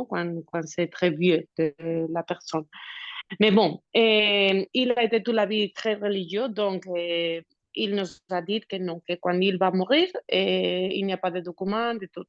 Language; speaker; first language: French; non-native, learner; Spanish